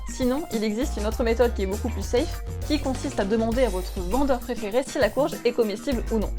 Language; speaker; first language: French; native; French